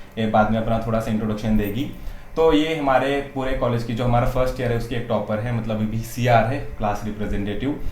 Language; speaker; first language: Hindi; non-native, local second language; Marathi